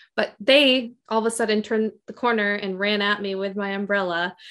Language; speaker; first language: English; native; English